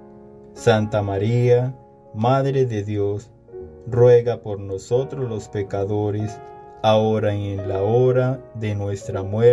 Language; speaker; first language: Spanish; native; Spanish